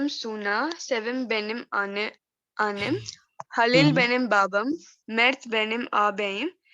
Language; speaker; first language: Turkish; non-native, learner; Urdu